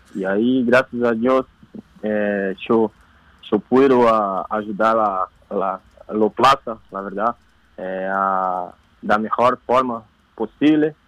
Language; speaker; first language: Spanish; non-native, learner; Portuguese